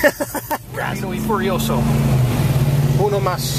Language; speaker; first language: Spanish; non-native, learner; English